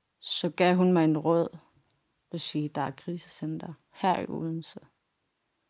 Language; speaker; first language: Danish; non-native, local second language; Kalaallisut